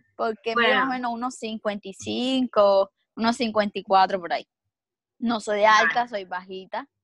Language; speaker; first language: Spanish; native; Spanish